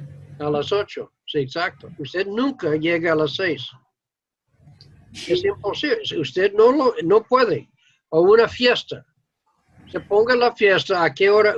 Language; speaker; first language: Spanish; non-native, fluent; English